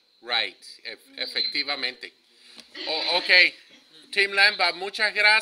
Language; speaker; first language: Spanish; early bilingual, heritage; Spanish